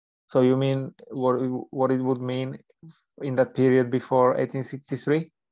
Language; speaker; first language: English; non-native, fluent; Slovak